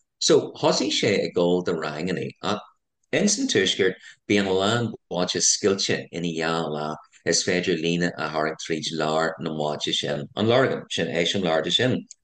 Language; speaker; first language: Irish; non-native, local second language; English